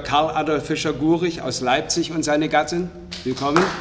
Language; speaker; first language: German; native; German